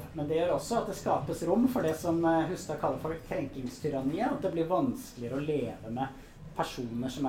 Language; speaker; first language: Norwegian; native; Norwegian